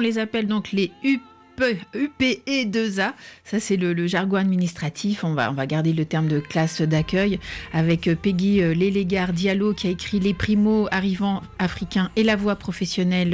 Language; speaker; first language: French; native; French